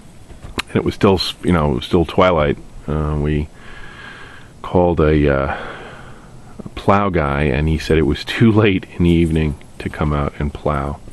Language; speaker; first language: English; native; English